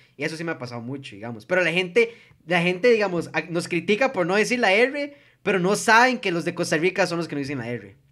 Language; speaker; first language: Spanish; native; Spanish